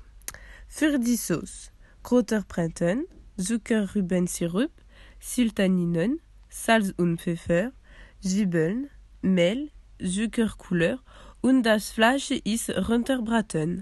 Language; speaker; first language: German; non-native, learner; French